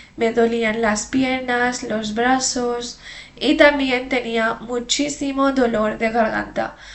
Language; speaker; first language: Spanish; non-native, fluent; Hindi